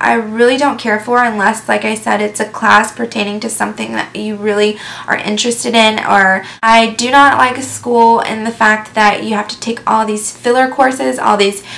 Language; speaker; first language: English; native; English